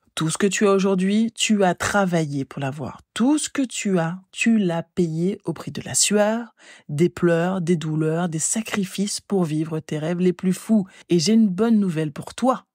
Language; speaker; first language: French; native; French